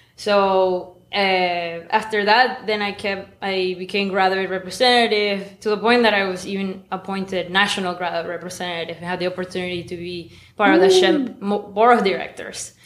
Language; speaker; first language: English; non-native, fluent; Spanish